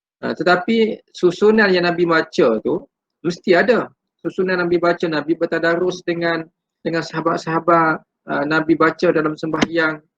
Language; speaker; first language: Malay; native; Malay